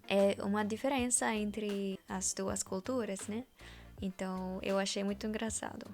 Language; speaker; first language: Portuguese; non-native, fluent; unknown